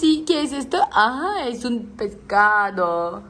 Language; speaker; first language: Spanish; non-native, learner; Turkish